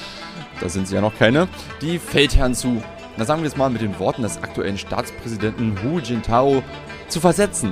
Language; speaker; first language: German; native; German